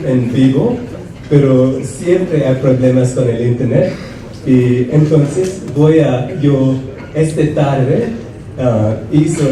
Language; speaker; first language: Spanish; non-native, fluent; English